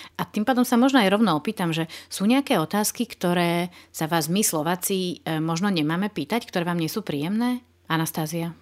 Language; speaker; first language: Slovak; native; Slovak